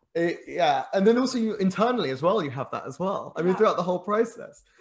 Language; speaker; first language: English; native; English